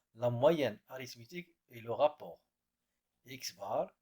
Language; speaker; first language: French; non-native, local second language; Arabic